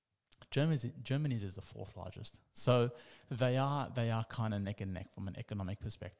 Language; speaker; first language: English; native; English